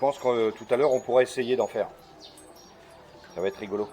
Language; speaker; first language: French; native; French